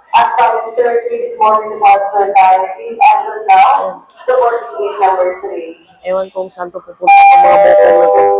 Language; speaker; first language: Filipino; non-native, local second language; Cebuano